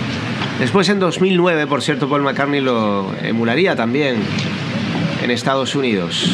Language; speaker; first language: Spanish; native; Spanish